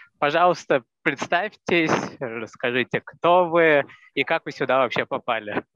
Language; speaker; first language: Russian; non-native, fluent; Hindi